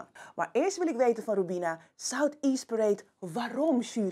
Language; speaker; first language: Dutch; native; Dutch